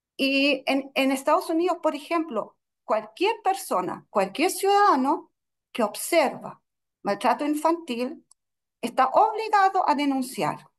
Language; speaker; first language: Spanish; non-native, fluent; Russian